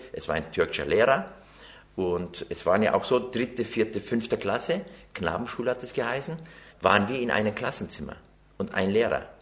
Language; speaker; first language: German; early bilingual, other home language; Turkish